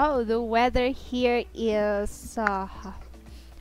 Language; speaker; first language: English; non-native, fluent; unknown